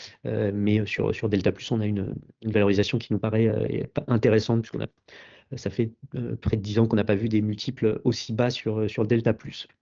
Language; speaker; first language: French; native; French